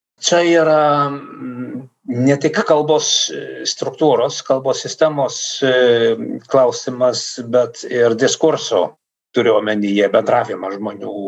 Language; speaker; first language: Lithuanian; non-native, fluent; Dutch